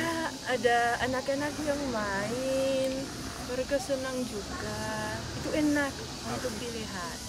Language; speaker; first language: Indonesian; non-native, learner; French